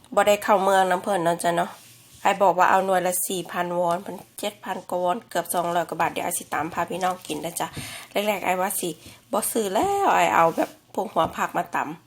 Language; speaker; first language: Thai; native; Thai